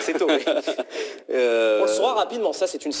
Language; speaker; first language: French; native; French